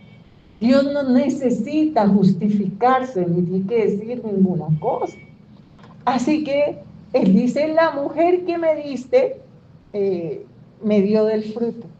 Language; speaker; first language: Spanish; native; Spanish